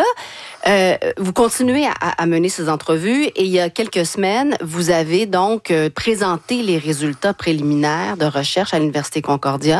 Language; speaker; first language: French; native; French